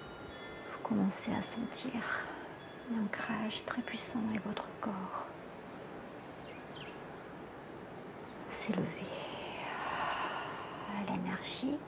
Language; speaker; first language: French; native; French